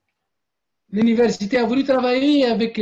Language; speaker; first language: French; non-native, local second language; Arabic